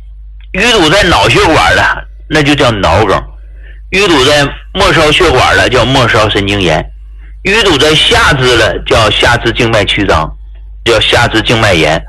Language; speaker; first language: Chinese; native; Chinese